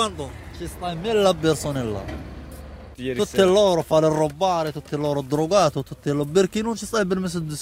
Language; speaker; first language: Italian; non-native, learner; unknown